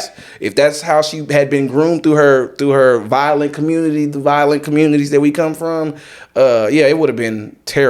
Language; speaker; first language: English; native; English